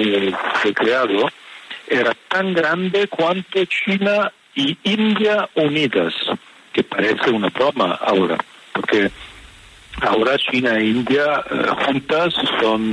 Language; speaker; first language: Spanish; non-native, fluent; Italian